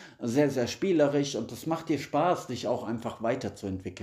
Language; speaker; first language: German; native; German